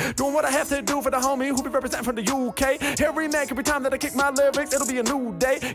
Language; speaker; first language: English; native; English